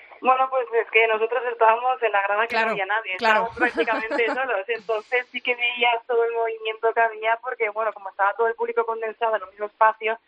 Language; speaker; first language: Spanish; native; Spanish